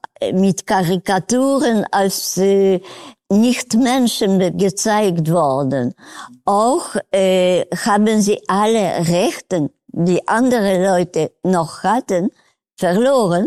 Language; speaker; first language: German; non-native, learner; Polish